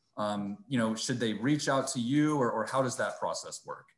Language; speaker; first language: English; native; English